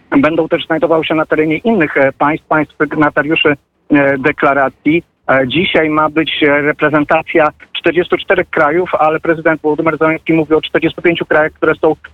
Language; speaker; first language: Polish; native; Polish